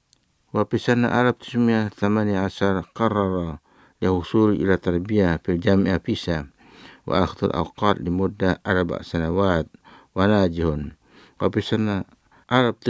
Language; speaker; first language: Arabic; non-native, fluent; Indonesian